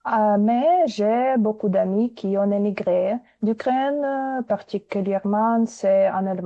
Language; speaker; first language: French; non-native, fluent; Ukrainian